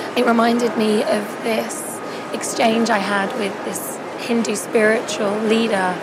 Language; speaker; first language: English; native; English